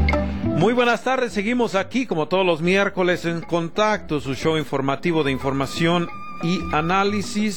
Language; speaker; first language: Spanish; native; Spanish